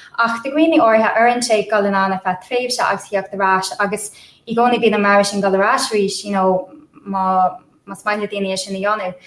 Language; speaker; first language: Irish; non-native, local second language; English